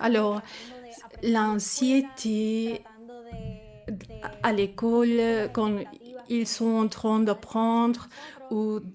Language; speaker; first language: French; non-native, fluent; Spanish